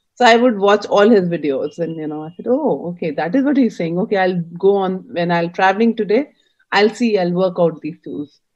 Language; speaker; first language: English; non-native, local second language; Hindi